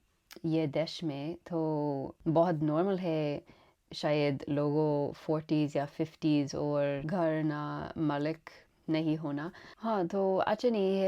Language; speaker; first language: Hindi; non-native, learner; English